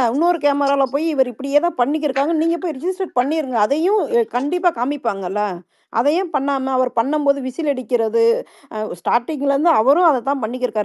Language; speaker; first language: Tamil; native; Tamil